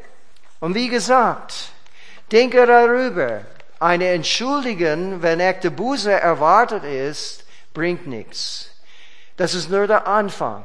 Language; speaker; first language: German; non-native, fluent; English